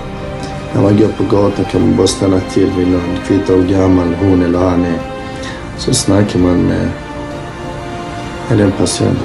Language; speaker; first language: Swedish; early bilingual, other home language; Bosnian